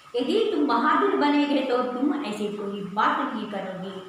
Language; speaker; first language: Hindi; non-native, local second language; Telugu